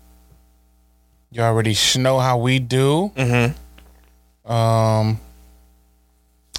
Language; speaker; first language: English; native; English